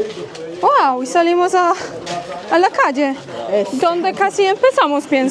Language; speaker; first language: Spanish; non-native, fluent; Polish